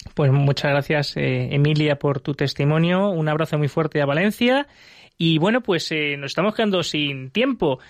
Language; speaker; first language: Spanish; native; Spanish